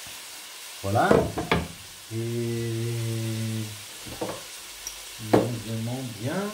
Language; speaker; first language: French; non-native, learner; German